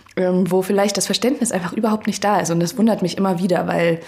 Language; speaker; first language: German; native; German